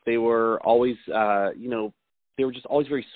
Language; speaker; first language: English; native; English